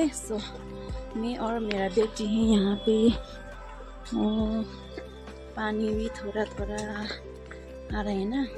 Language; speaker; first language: Hindi; non-native, local second language; Nepali